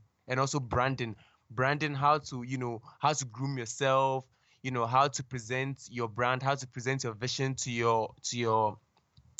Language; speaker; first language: English; non-native, local second language; Akan